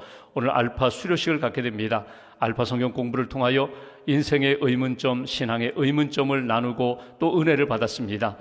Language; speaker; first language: Korean; native; Korean